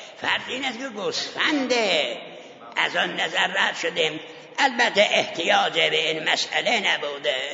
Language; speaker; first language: Persian; non-native, local second language; Azerbaijani